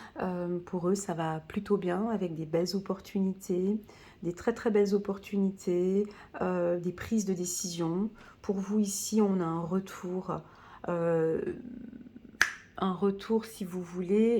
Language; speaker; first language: French; native; French